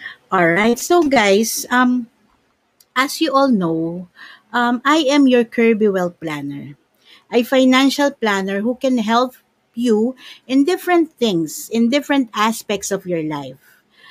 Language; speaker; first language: English; non-native, local second language; Filipino